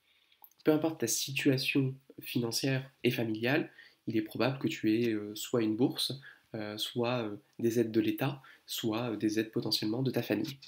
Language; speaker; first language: French; native; French